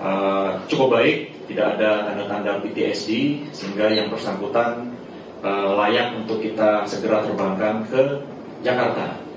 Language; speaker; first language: Indonesian; native; Indonesian